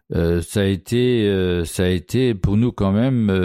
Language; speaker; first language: French; native; French